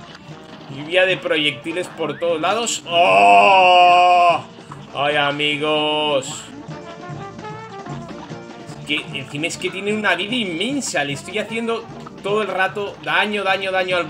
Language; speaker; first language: Spanish; native; Spanish